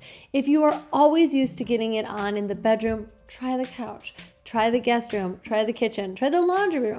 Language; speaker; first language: English; native; English